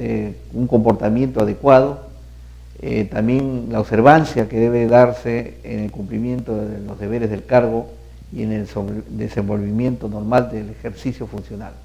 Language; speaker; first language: Spanish; native; Spanish